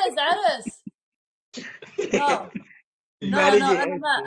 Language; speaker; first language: Arabic; non-native, learner; Kurdish